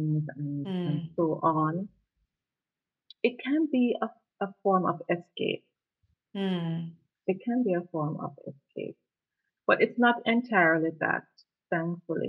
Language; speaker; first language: English; non-native, local second language; Jamaican Creole English